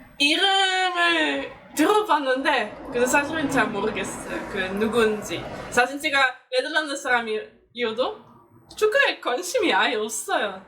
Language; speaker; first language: Korean; non-native, fluent; Dutch